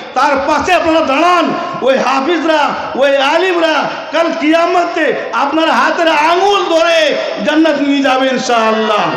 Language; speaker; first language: Bangla; non-native, local second language; Urdu